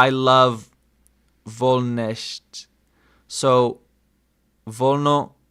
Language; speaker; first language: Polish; non-native, learner; English